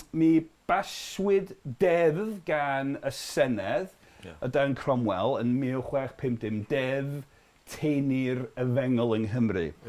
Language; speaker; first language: Welsh; non-native, fluent; English